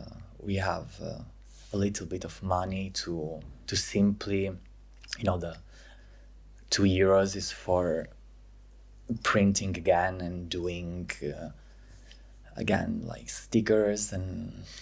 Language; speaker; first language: English; non-native, fluent; Italian